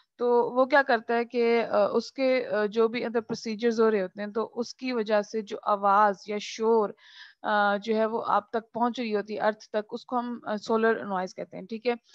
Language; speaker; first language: Urdu; non-native, local second language; Punjabi